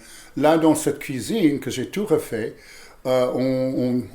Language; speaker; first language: French; non-native, fluent; English